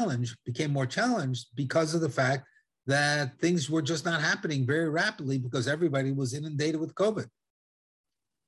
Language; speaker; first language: English; non-native, fluent; Italian